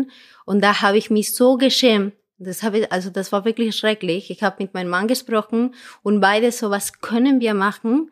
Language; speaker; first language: German; non-native, fluent; Spanish